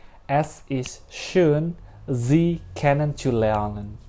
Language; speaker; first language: German; non-native, learner; Indonesian